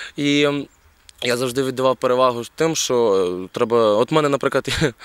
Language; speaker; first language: Ukrainian; native; Ukrainian